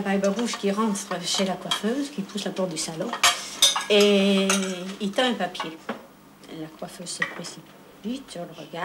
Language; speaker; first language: French; native; French